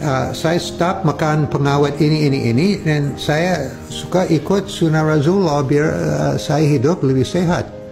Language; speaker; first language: Indonesian; non-native, fluent; English